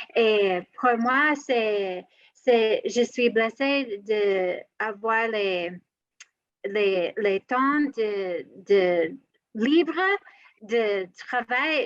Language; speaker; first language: French; non-native, learner; English